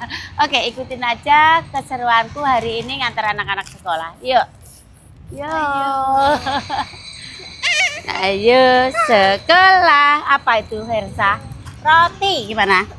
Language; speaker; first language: Indonesian; non-native, local second language; Javanese